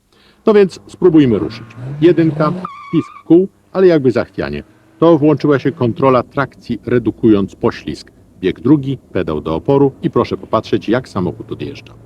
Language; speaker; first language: Polish; native; Polish